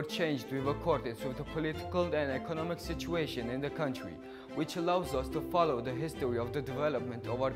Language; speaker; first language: English; non-native, learner; Georgian